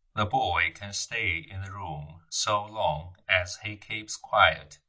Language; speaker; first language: English; non-native, fluent; Chinese